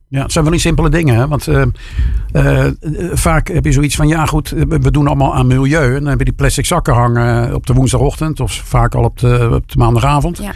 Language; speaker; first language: Dutch; native; Dutch